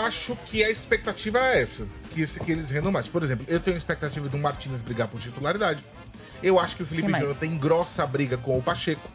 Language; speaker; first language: Portuguese; native; Portuguese